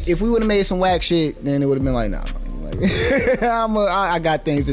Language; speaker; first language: English; native; English